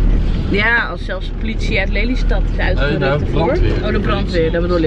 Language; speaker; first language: Dutch; native; Dutch